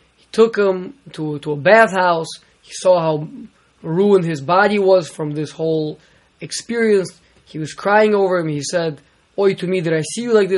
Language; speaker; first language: English; native; English